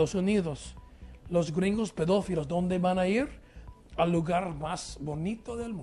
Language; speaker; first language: Spanish; non-native, fluent; English